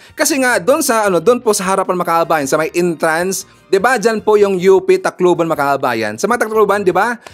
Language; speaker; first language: Filipino; non-native, local second language; Cebuano